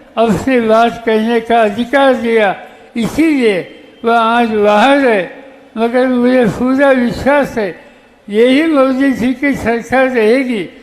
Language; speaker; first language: Hindi; non-native, local second language; Marathi